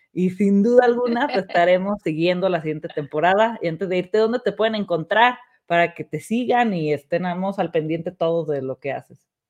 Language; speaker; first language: Spanish; native; Spanish